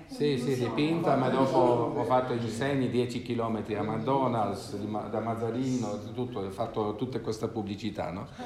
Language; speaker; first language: Italian; non-native, learner; Swedish